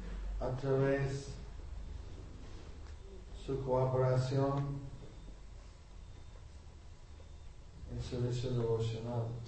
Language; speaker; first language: Spanish; non-native, learner; English